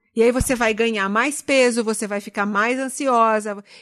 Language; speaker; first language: Portuguese; native; Portuguese